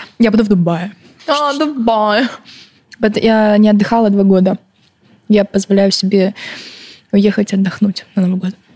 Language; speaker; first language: Russian; early bilingual, other home language; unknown